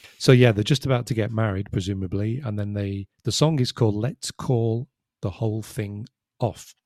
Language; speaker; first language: English; native; English